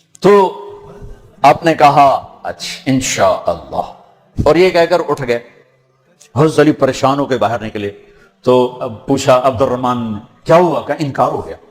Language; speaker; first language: Urdu; non-native, local second language; Punjabi